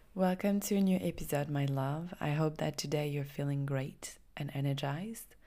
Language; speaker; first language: English; non-native, fluent; French